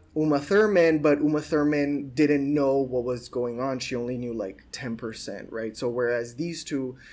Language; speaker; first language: English; native; English